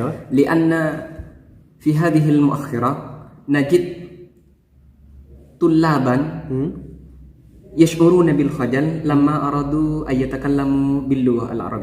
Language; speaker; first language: Arabic; non-native, fluent; Indonesian